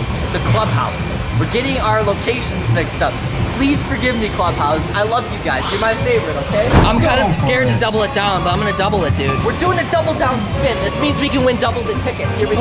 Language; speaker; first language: English; native; English